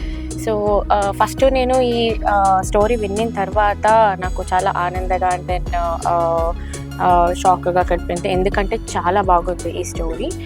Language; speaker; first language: Telugu; non-native, learner; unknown